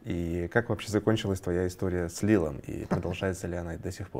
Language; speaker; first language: Russian; native; Russian